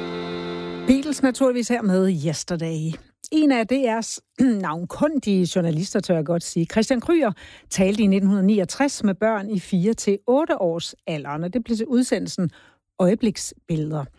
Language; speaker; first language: Danish; native; Danish